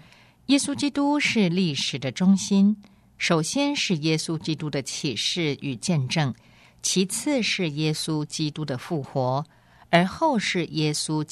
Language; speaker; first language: Chinese; native; Chinese